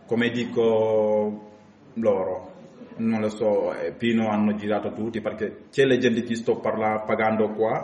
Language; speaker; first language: Italian; non-native, learner; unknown